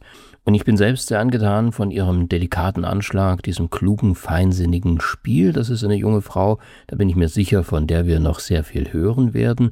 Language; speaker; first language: German; native; German